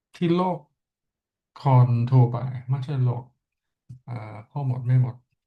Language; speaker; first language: Thai; non-native, learner; English